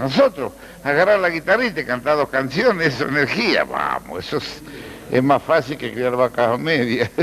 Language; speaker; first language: Spanish; native; Spanish